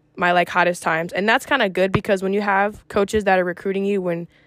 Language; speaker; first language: English; early bilingual, other home language; Greek